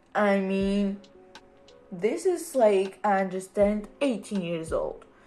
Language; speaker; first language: English; non-native, learner; Ukrainian